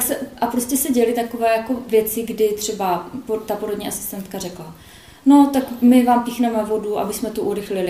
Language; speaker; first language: Czech; native; Czech